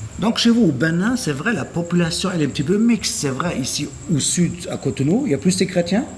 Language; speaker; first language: French; non-native, fluent; German